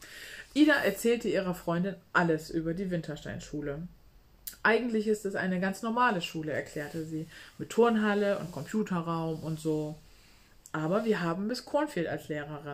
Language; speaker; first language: German; native; German